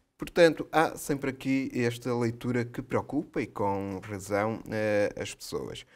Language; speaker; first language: Portuguese; native; Portuguese